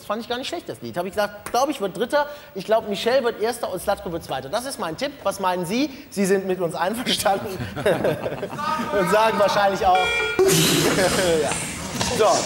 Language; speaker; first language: German; native; German